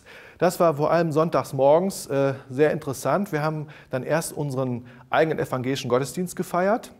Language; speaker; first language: German; native; German